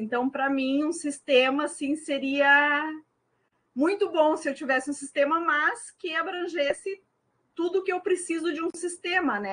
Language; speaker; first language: Portuguese; native; Portuguese